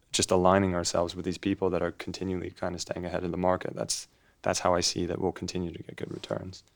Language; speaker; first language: English; native; English